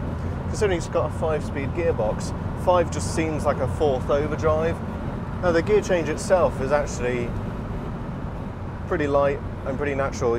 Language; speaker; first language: English; native; English